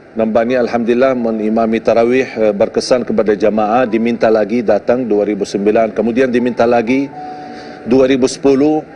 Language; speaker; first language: Malay; non-native, fluent; Arabic